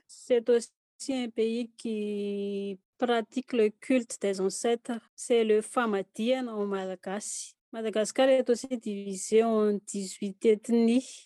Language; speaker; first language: French; non-native, local second language; Malagasy